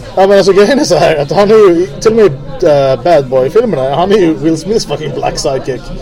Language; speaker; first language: Swedish; native; Swedish